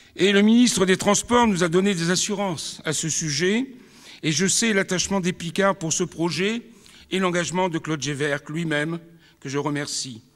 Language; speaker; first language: French; native; French